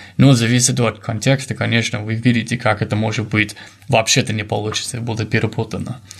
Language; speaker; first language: Russian; non-native, fluent; English